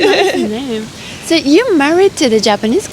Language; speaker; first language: English; non-native, fluent; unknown